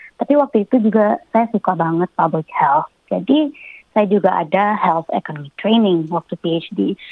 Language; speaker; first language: Indonesian; native; Indonesian